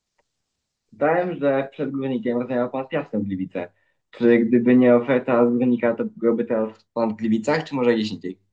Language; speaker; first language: Polish; native; Polish